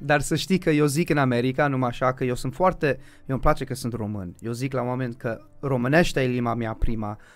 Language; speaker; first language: Romanian; early bilingual, heritage; Romanian